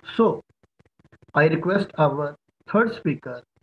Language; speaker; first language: English; non-native, local second language; Urdu